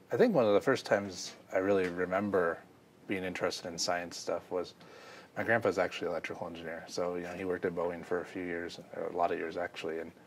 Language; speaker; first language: English; native; English